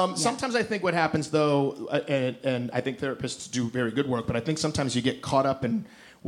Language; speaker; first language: English; native; English